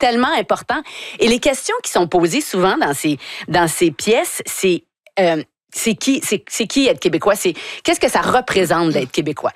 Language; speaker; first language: French; native; French